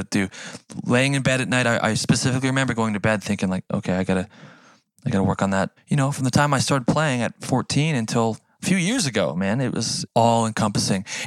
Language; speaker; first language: English; native; English